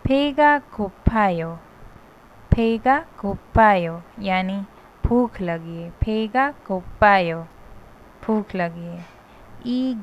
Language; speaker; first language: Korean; non-native, fluent; Hindi